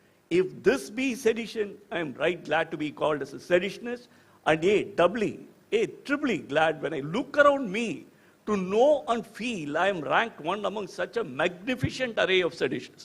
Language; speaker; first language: English; non-native, local second language; Tamil